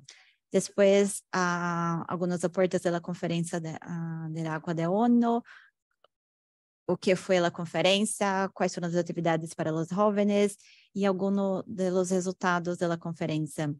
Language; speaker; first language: Spanish; non-native, fluent; Portuguese